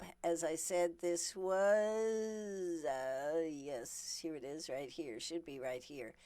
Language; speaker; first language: English; native; English